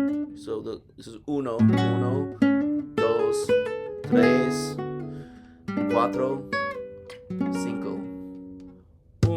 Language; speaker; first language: Spanish; non-native, learner; English